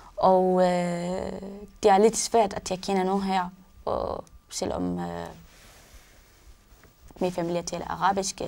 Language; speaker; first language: Danish; non-native, learner; Arabic